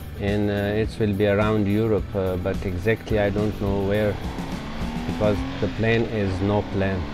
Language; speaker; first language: English; non-native, learner; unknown